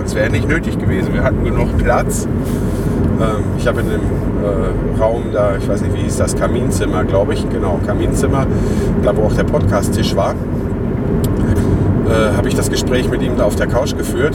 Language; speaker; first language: German; native; German